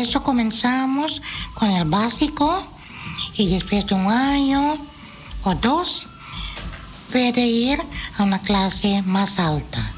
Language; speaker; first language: Spanish; non-native, fluent; Dutch